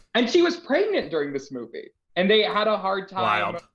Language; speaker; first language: English; native; English